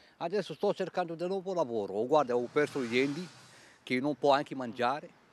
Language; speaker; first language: Italian; non-native, fluent; Arabic